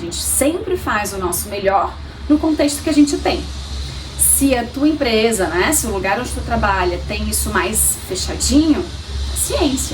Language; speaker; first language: Portuguese; native; Portuguese